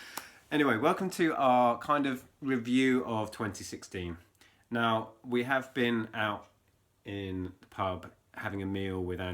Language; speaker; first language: English; native; English